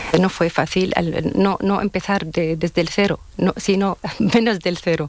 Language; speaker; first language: Spanish; non-native, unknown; Arabic